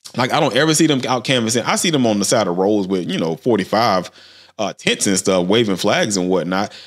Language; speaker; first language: English; native; English